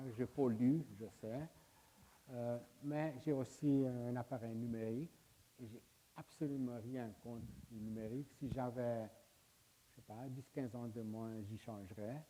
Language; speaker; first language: French; non-native, fluent; Hungarian